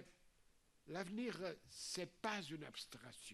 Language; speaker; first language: French; non-native, fluent; Portuguese